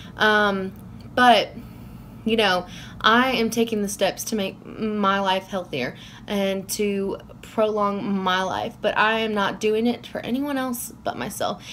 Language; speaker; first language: English; native; English